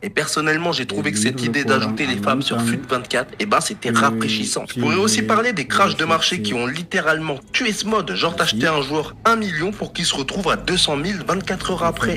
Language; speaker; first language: French; native; French